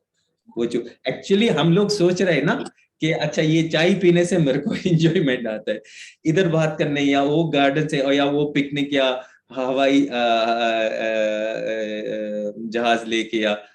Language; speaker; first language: Hindi; native; Hindi